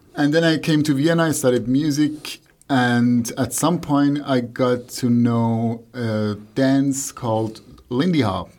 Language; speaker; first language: English; non-native, fluent; Persian